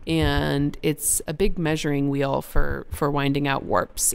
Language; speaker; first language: English; native; English